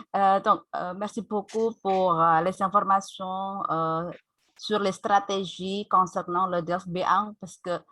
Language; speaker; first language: French; non-native, fluent; Indonesian